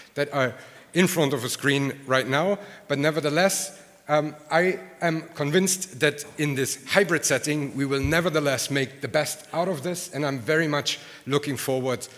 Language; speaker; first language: English; non-native, fluent; German